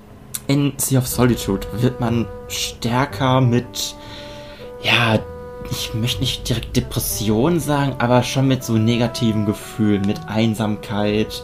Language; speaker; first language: German; native; German